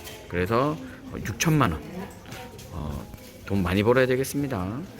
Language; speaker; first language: Korean; native; Korean